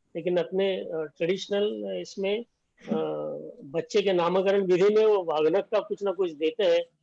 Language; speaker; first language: Hindi; non-native, local second language; Marathi